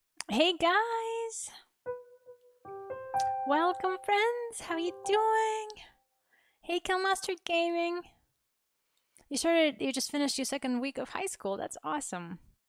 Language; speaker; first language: English; non-native, fluent; Russian